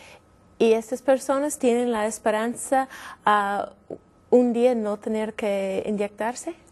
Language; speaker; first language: Spanish; non-native, fluent; English